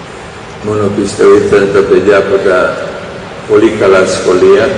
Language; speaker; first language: Greek; non-native, fluent; Serbian